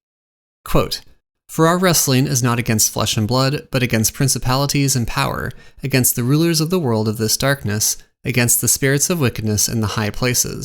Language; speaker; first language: English; native; English